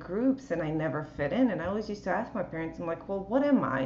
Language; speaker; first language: English; non-native, fluent; Bosnian